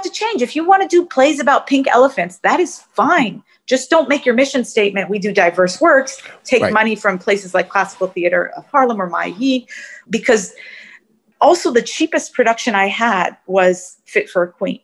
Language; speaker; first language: English; native; English